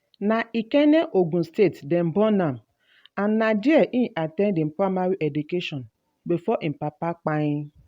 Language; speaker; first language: Nigerian Pidgin; native; Nigerian Pidgin